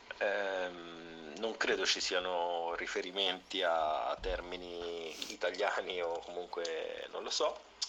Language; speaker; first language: Italian; native; Italian